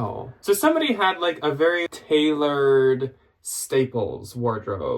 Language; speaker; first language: English; native; English